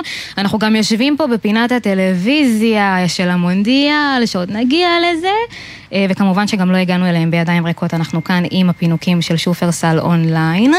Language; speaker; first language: Hebrew; native; Hebrew